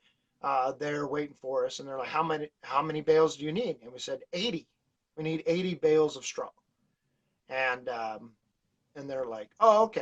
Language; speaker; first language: English; native; English